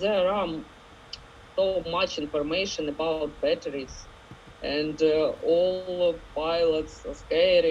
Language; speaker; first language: English; non-native, learner; Ukrainian